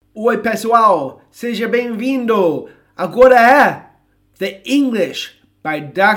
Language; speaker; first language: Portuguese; non-native, fluent; English